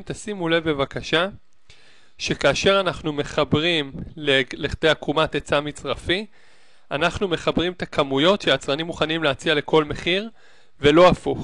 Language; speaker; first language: Hebrew; native; Hebrew